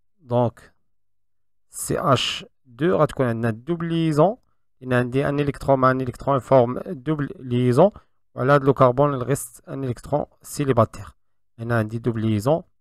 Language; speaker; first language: French; non-native, local second language; Arabic